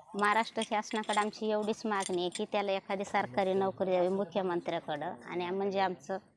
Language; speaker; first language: Marathi; native; Marathi